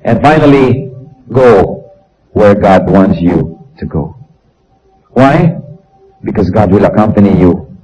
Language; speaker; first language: English; non-native, local second language; Filipino